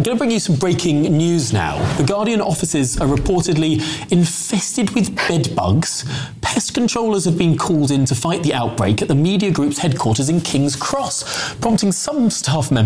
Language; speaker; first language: English; native; English